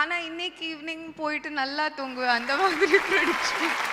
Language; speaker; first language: Tamil; non-native, local second language; Malayalam